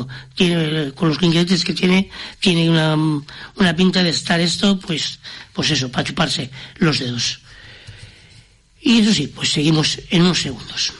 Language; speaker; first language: Spanish; native; Spanish